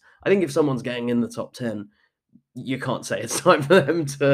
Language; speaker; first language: English; native; English